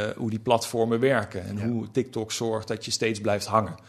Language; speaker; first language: Dutch; native; Dutch